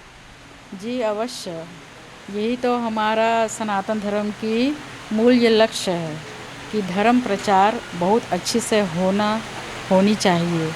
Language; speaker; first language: Hindi; non-native, learner; Caribbean Hindustani